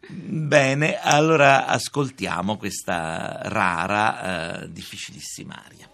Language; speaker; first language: Italian; native; Italian